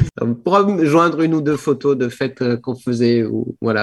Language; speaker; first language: French; native; French